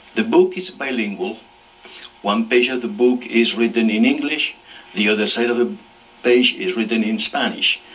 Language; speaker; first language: English; non-native, fluent; Spanish